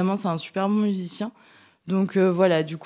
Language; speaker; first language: French; native; French